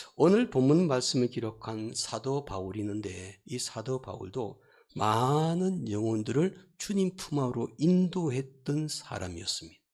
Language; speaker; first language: Korean; native; Korean